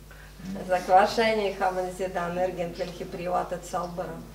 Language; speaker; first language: German; non-native, fluent; Russian